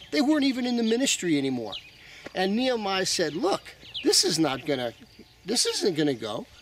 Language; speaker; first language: English; native; English